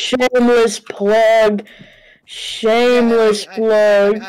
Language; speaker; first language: English; native; English